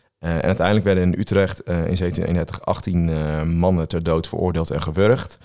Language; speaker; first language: Dutch; native; Dutch